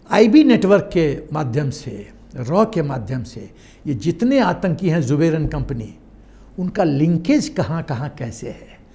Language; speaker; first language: Hindi; native; Hindi